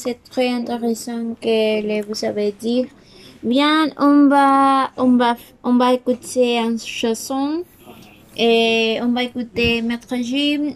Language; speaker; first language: French; non-native, learner; Spanish